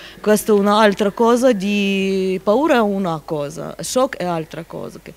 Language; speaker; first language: Italian; non-native, learner; Ukrainian